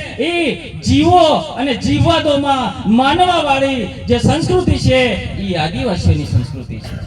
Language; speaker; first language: Gujarati; non-native, local second language; Bhili